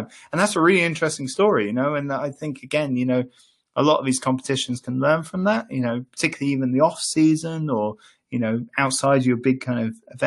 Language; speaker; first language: English; native; English